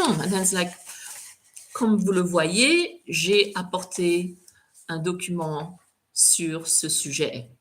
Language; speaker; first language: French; non-native, fluent; English